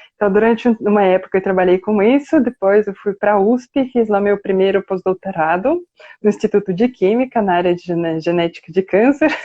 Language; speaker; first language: Portuguese; non-native, fluent; Russian